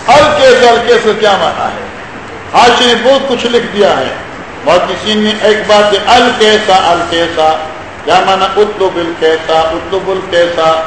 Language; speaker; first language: Urdu; non-native, local second language; Pashto